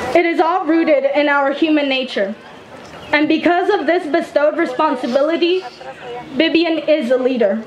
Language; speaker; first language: English; early bilingual, other home language; Spanish